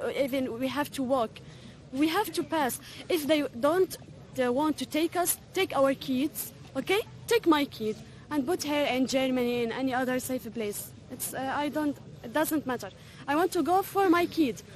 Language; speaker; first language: English; non-native, fluent; Arabic